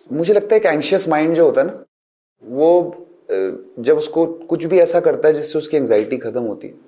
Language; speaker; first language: Hindi; native; Hindi